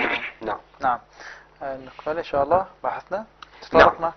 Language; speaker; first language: Arabic; native; Arabic